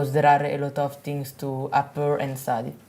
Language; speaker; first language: English; non-native, learner; Italian